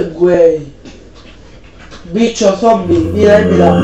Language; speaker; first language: Spanish; native; Spanish